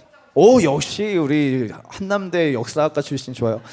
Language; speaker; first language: Korean; native; Korean